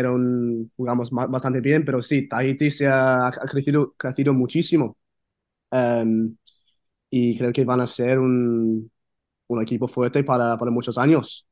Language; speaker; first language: Spanish; non-native, fluent; English